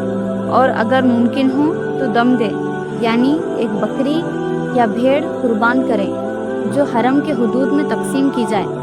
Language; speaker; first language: Urdu; native; Urdu